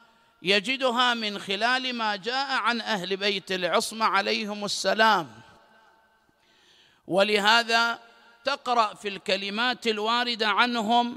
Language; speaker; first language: Arabic; native; Arabic